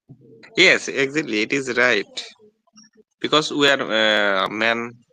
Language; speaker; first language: English; non-native, learner; Bangla